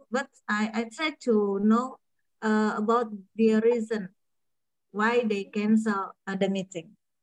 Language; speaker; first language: English; non-native, learner; Indonesian